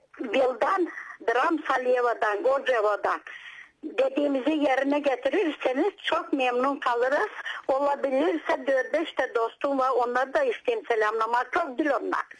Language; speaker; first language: Turkish; native; Turkish